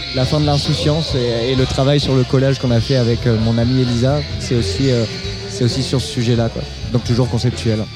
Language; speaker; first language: French; native; French